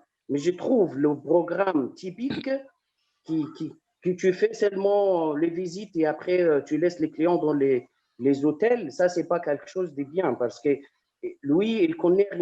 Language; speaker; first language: French; non-native, fluent; Arabic